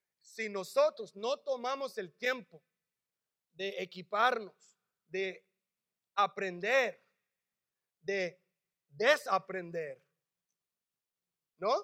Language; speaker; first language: Spanish; early bilingual, heritage; English